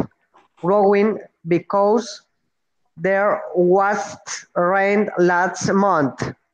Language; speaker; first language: English; non-native, learner; Spanish